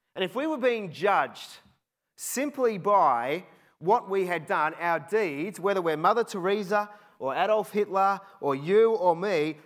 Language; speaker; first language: English; native; English